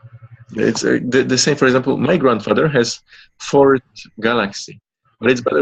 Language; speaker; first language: English; non-native, fluent; Polish